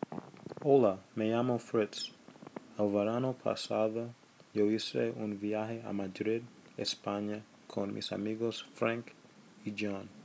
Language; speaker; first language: Spanish; non-native, learner; English